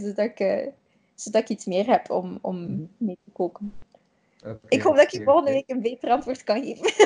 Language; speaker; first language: Dutch; native; Dutch